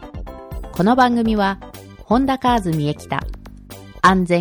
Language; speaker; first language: Japanese; native; Japanese